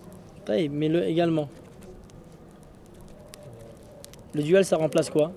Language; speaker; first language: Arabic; early bilingual, heritage; Arabic